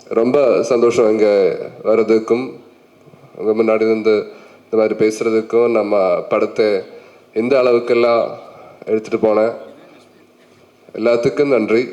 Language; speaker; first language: Tamil; non-native, local second language; Malayalam